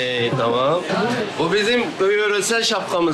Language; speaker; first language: Turkish; native; Turkish